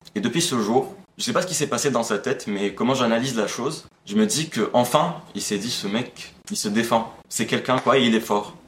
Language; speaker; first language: French; non-native, local second language; Arabic